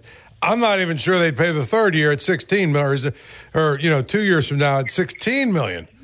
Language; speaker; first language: English; native; English